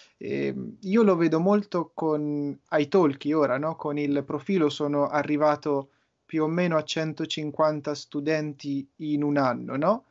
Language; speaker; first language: Italian; native; Italian